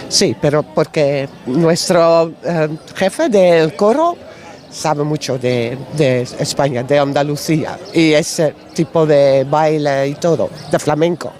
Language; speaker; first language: Spanish; non-native, learner; Dutch